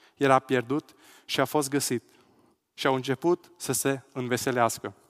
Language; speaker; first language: Romanian; non-native, local second language; Hungarian